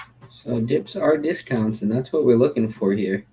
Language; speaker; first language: English; native; English